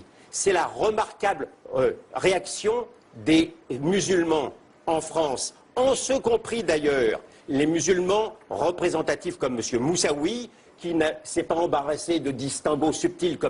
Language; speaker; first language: French; native; French